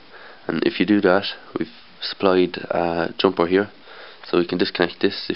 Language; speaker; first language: English; native; English